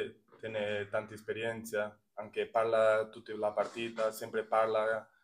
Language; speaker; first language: Italian; non-native, learner; Portuguese